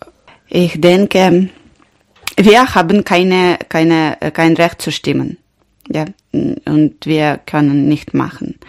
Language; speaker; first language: German; non-native, learner; Ukrainian